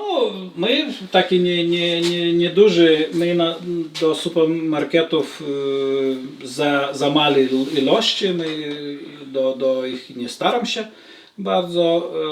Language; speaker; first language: Polish; non-native, learner; Lithuanian